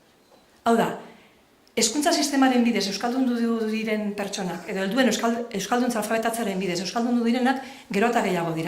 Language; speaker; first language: Basque; native; Basque